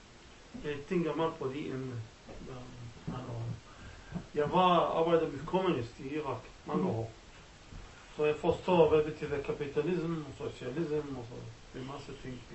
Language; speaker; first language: Danish; non-native, learner; Arabic